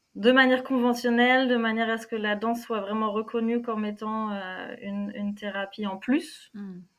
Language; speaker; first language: French; native; French